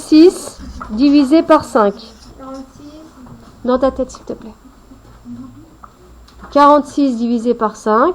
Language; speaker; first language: French; native; French